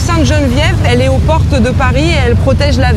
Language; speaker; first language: French; native; French